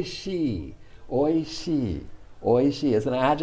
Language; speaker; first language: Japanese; non-native, fluent; English